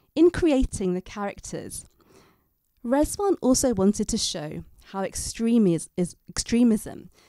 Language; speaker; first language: English; native; English